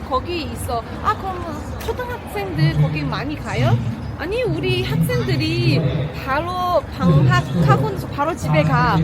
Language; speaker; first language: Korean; non-native, fluent; Chinese